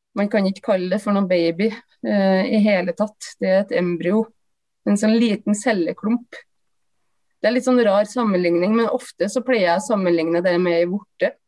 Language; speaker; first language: Norwegian; native; Norwegian